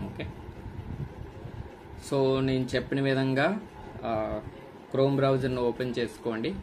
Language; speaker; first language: Telugu; native; Telugu